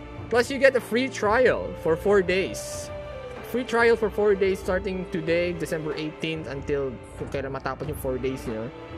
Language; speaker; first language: English; non-native, local second language; Filipino